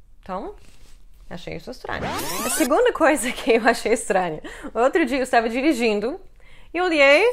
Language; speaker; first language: Portuguese; non-native, fluent; English